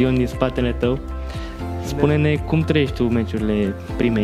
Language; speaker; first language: Romanian; native; Romanian